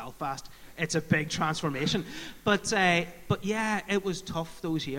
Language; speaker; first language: English; native; English